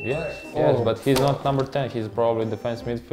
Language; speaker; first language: English; non-native, learner; Croatian